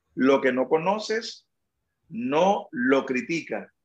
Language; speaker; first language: Spanish; native; Spanish